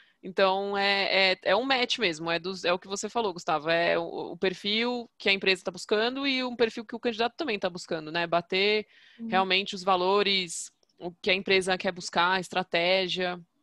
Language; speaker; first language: Portuguese; native; Portuguese